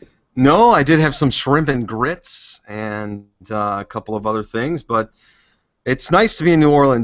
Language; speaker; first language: English; native; English